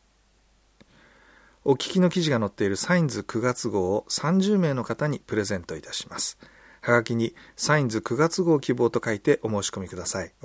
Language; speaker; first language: Japanese; native; Japanese